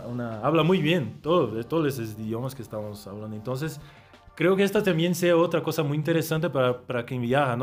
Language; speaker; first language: Spanish; non-native, fluent; Portuguese